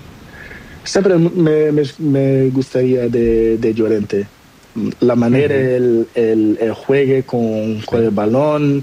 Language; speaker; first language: Spanish; non-native, learner; Portuguese